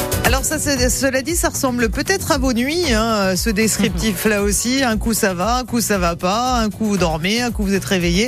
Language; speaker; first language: French; native; French